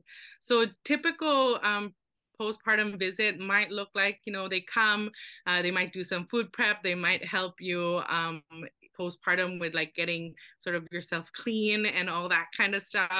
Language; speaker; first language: English; native; English